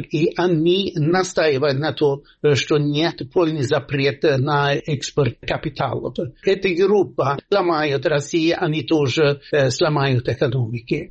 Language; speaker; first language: Russian; non-native, fluent; Swedish